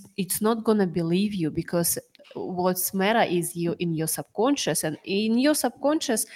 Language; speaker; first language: English; non-native, fluent; Russian